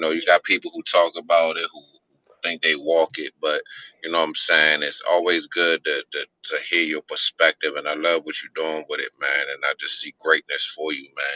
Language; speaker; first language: English; native; English